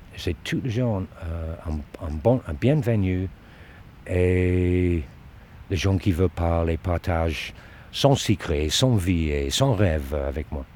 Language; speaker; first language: French; non-native, learner; Dutch